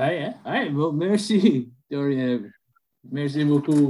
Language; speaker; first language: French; non-native, learner; English